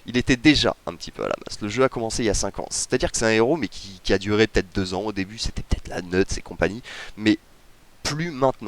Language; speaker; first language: French; native; French